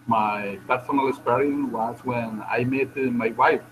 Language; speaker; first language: English; non-native, learner; Spanish